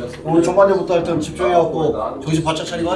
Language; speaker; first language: Korean; native; Korean